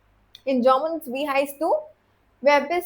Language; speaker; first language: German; non-native, fluent; Hindi